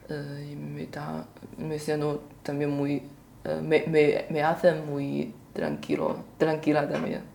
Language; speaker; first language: Spanish; non-native, learner; Chinese